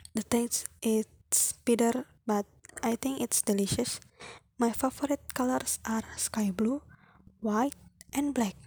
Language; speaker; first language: English; non-native, fluent; Indonesian